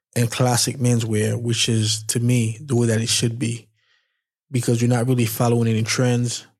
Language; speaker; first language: English; non-native, fluent; Haitian Creole